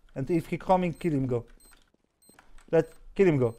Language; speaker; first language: English; non-native, learner; Polish